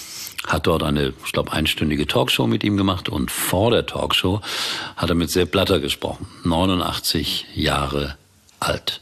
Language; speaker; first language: German; native; German